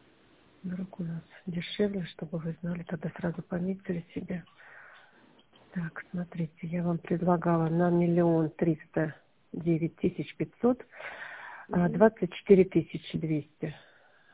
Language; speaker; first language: Russian; native; Russian